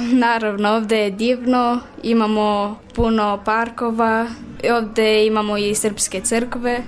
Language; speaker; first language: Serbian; early bilingual, heritage; Serbian